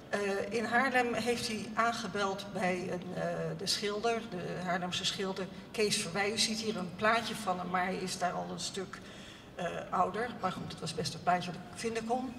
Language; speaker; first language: Dutch; native; Dutch